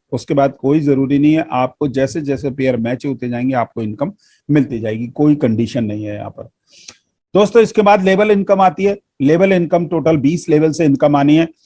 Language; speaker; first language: Hindi; native; Hindi